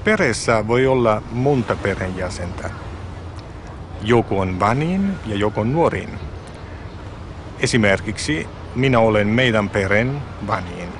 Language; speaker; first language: Finnish; non-native, fluent; Italian